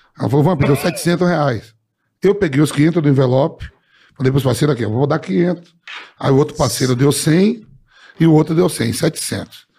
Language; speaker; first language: Portuguese; native; Portuguese